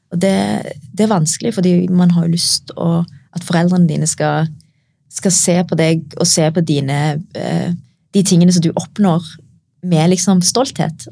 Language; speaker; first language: Norwegian; early bilingual, other home language; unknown